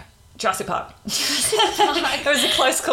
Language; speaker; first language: English; native; English